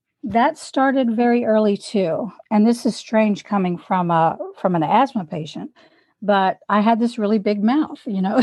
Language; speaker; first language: English; native; English